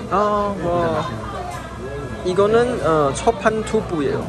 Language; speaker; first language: Korean; non-native, learner; Chinese